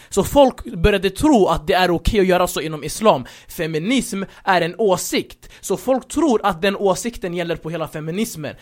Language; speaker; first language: Swedish; early bilingual, other home language; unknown